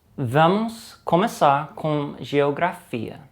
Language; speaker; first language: Portuguese; non-native, fluent; English